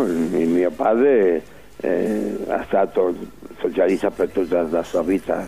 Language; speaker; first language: Italian; early bilingual, heritage; Spanish